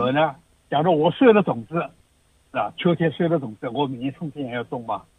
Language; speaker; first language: Chinese; native; Chinese